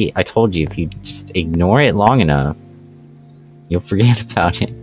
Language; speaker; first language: English; native; English